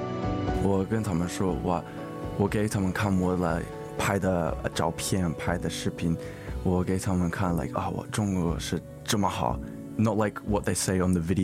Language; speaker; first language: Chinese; early bilingual, heritage; English